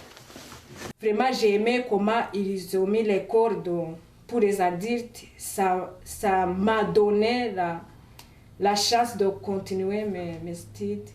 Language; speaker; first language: French; non-native, fluent; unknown